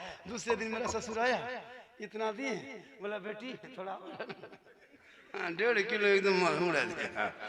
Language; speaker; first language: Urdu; non-native, local second language; Bhojpuri